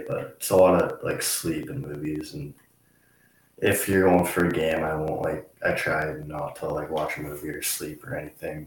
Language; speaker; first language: English; native; English